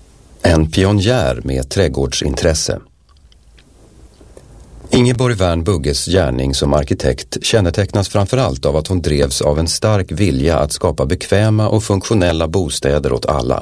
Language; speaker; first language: Swedish; native; Swedish